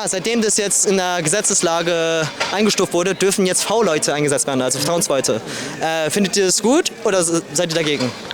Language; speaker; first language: German; native; German